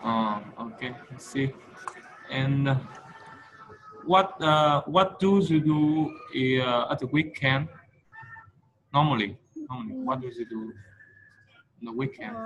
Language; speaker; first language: English; non-native, fluent; Vietnamese